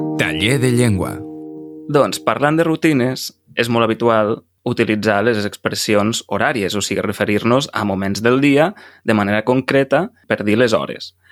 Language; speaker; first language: Catalan; native; Catalan